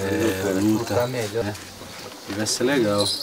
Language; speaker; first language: Portuguese; non-native, local second language; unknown